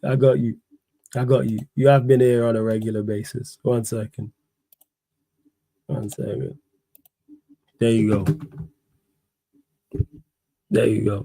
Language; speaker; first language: English; native; English